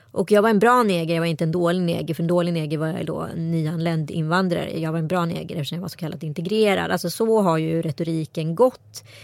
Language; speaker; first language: Swedish; native; Swedish